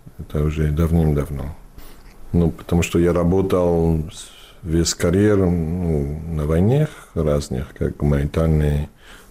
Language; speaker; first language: Russian; non-native, learner; English